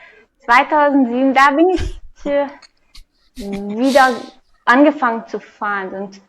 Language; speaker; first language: German; non-native, fluent; Hungarian